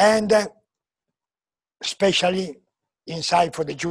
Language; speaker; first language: English; non-native, learner; Italian